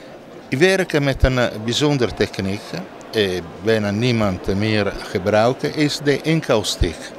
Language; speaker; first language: Dutch; non-native, learner; Italian